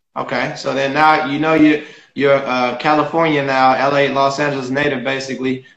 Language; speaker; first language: English; native; English